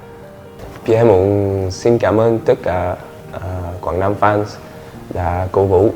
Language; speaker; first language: Vietnamese; early bilingual, heritage; Vietnamese